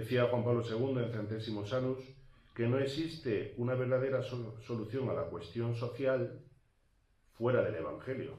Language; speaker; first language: Spanish; native; Spanish